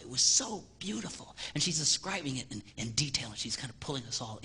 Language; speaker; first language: English; native; English